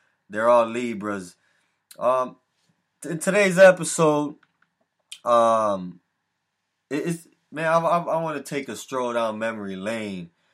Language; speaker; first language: English; early bilingual, other home language; Spanish